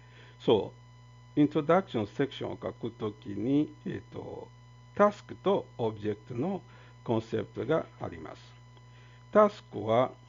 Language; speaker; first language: Japanese; non-native, fluent; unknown